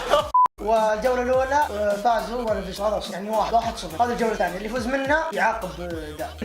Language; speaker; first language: Arabic; native; Arabic